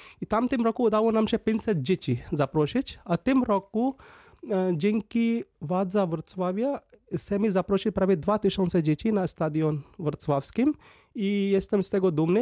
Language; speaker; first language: Polish; non-native, fluent; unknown